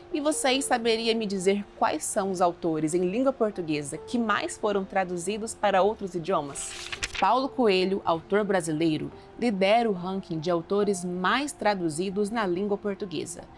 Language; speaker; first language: Portuguese; native; Portuguese